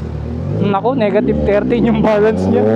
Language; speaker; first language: Filipino; native; Filipino